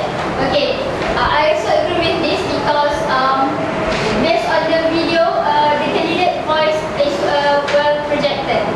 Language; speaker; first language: English; non-native, learner; Malay